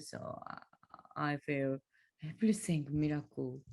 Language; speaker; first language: English; non-native, learner; Japanese